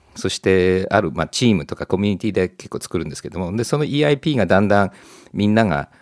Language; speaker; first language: Japanese; non-native, fluent; English